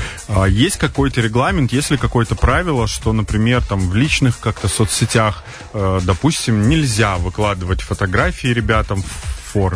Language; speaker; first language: Russian; native; Russian